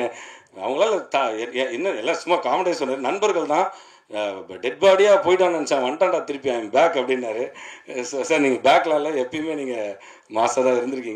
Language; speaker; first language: Tamil; native; Tamil